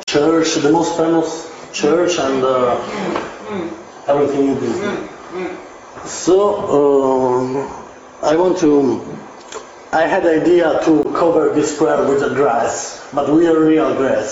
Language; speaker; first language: English; non-native, learner; Italian